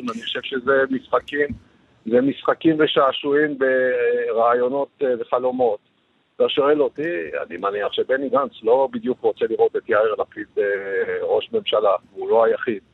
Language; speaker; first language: Hebrew; native; Hebrew